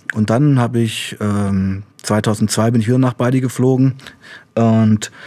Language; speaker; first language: German; native; German